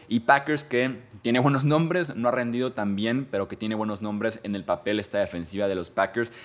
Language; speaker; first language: Spanish; native; Spanish